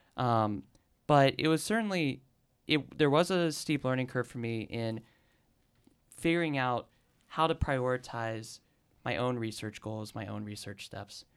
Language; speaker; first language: English; native; English